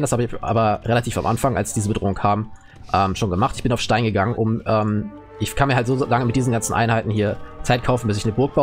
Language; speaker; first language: German; native; German